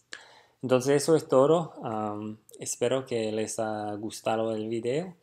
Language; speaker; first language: Spanish; non-native, fluent; English